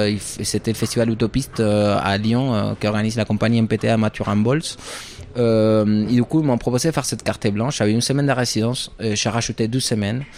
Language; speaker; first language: French; non-native, fluent; Spanish